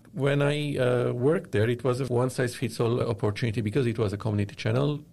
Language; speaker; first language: English; non-native, fluent; Arabic